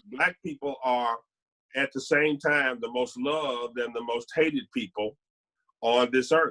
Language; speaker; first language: English; native; English